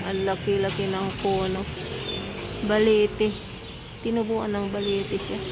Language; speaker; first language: Filipino; non-native, local second language; Iloko